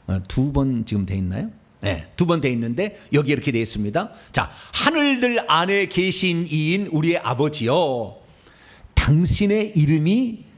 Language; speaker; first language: Korean; native; Korean